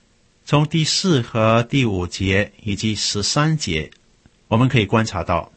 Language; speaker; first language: Chinese; native; Chinese